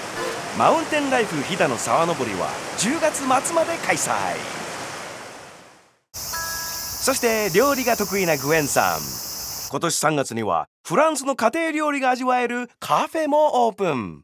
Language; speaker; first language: Japanese; native; Japanese